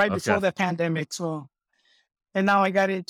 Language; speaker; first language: English; non-native, fluent; Spanish